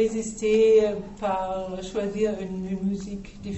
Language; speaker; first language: French; non-native, fluent; German